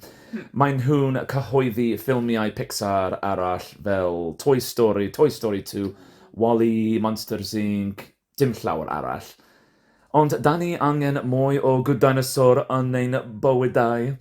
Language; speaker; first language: Welsh; non-native, fluent; English